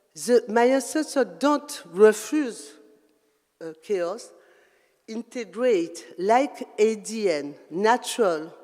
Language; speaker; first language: English; non-native, learner; French